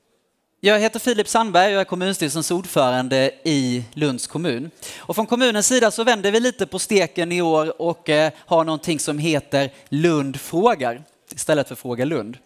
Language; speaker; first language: Swedish; native; Swedish